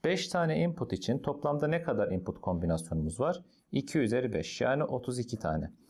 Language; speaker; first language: Turkish; native; Turkish